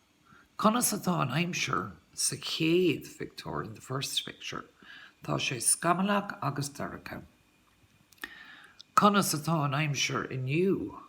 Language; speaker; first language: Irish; non-native, local second language; English